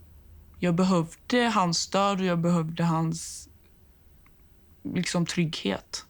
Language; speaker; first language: Swedish; native; Swedish